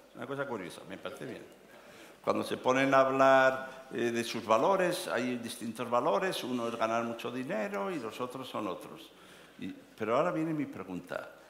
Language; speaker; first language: Spanish; native; Spanish